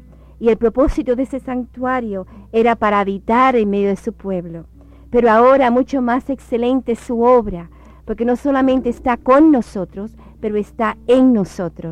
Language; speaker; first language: Spanish; native; Spanish